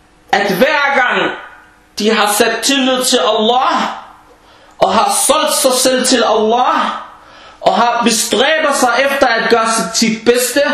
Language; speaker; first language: Danish; non-native, fluent; Arabic